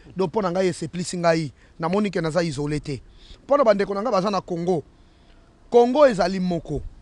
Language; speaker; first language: Lingala; non-native, local second language; Kongo